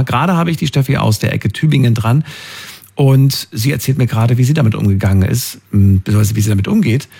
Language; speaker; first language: German; native; German